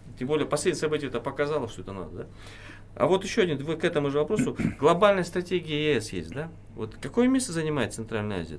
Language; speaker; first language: Russian; non-native, local second language; Kyrgyz